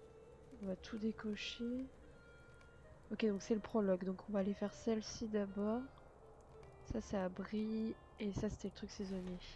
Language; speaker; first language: French; native; French